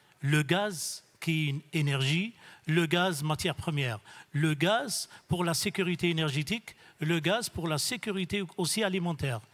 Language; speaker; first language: French; non-native, local second language; Arabic